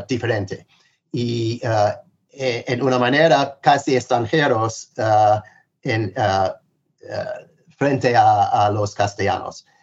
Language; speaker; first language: Spanish; non-native, fluent; English